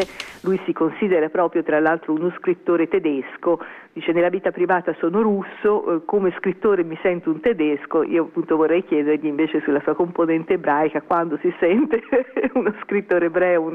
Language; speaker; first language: Italian; native; Italian